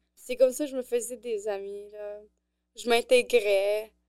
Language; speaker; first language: French; early bilingual, other home language; Arabic